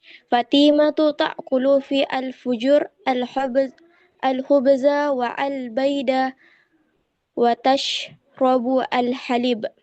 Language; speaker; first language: Arabic; non-native, learner; Indonesian